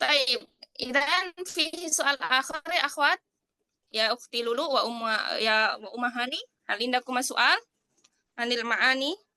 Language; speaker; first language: Arabic; non-native, fluent; Indonesian